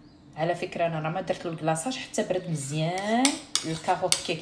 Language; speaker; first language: Arabic; native; Arabic